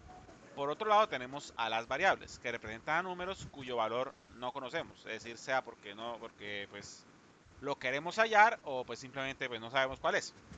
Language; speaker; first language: Spanish; native; Spanish